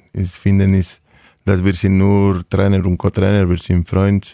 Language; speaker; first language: German; non-native, learner; Spanish